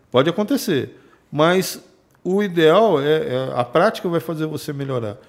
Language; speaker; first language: Portuguese; native; Portuguese